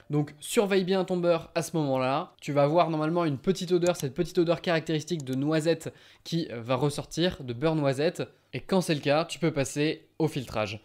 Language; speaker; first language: French; native; French